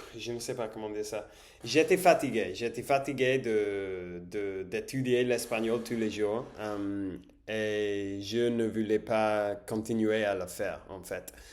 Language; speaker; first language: French; non-native, learner; English